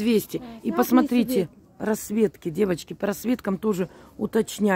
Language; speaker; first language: Russian; native; Russian